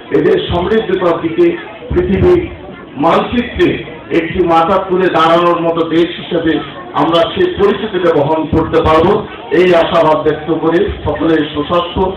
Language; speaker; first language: Bangla; native; Bangla